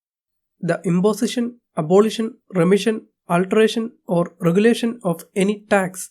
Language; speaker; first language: English; non-native, local second language; Malayalam